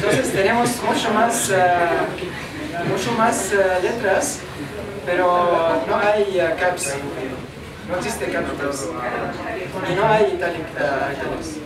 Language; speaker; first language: Spanish; non-native, learner; Arabic